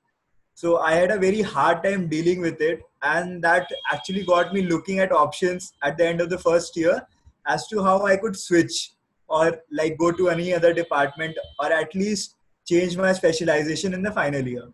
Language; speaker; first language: English; non-native, local second language; Hindi